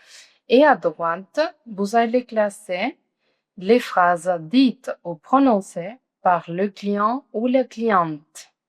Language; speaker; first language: French; non-native, fluent; Spanish